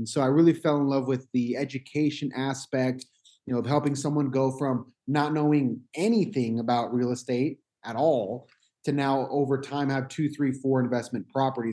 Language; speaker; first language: English; native; English